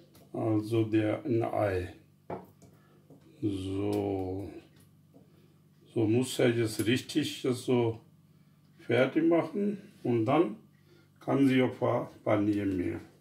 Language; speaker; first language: German; non-native, learner; Urdu